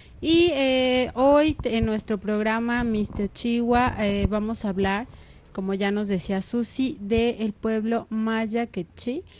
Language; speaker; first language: Spanish; native; Spanish